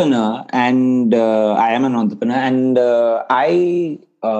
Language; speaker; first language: English; non-native, local second language; Hindi